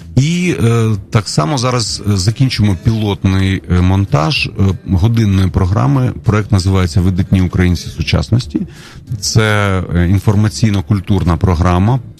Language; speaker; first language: Ukrainian; non-native, local second language; Russian